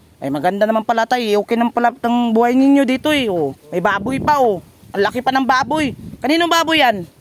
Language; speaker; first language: Filipino; non-native, local second language; Cebuano